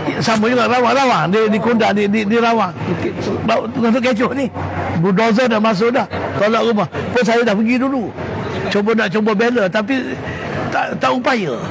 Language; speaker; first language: Malay; native; Malay